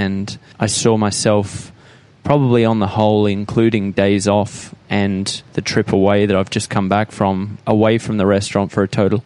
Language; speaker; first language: English; native; English